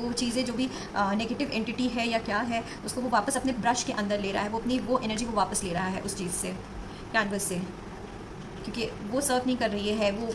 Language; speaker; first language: Hindi; native; Hindi